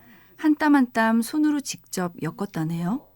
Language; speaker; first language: Korean; native; Korean